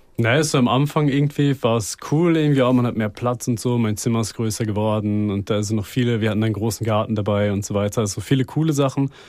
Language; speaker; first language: German; native; German